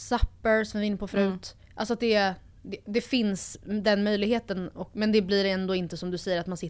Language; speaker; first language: Swedish; native; Swedish